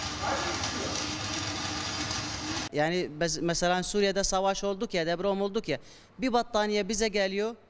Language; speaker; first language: Turkish; non-native, learner; Arabic